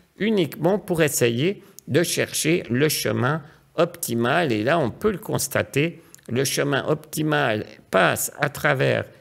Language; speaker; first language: French; native; French